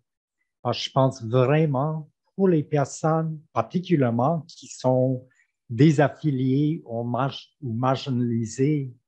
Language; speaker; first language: French; non-native, fluent; English